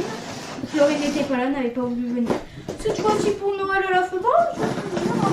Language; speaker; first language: French; native; French